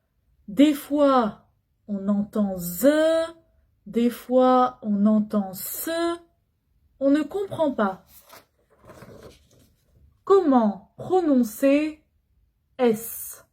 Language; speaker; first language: French; non-native, fluent; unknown